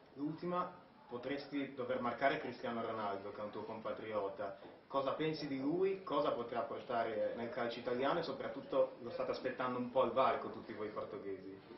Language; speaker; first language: Italian; native; Italian